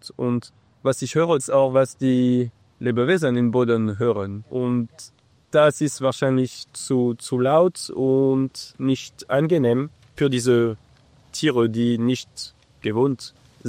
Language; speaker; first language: German; non-native, learner; English